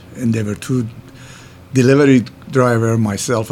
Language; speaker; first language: English; non-native, fluent; Persian